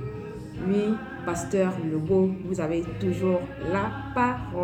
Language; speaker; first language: French; non-native, local second language; Basaa